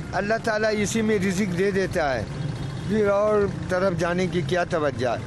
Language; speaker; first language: Urdu; native; Urdu